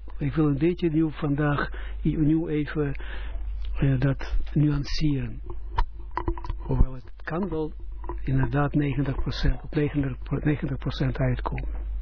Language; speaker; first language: Dutch; non-native, fluent; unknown